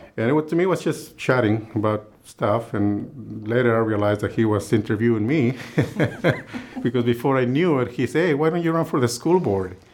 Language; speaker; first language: English; non-native, fluent; Spanish